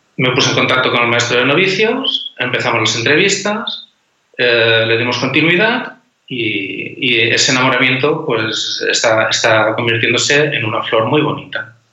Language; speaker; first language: Spanish; native; Spanish